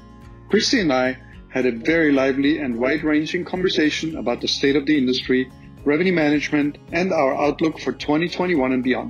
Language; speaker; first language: English; non-native, fluent; German